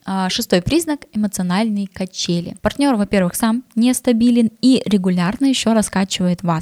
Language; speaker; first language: Russian; native; Russian